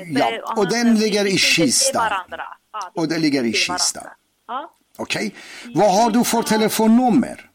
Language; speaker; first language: Swedish; non-native, fluent; Persian